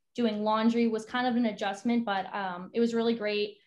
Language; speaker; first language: English; native; English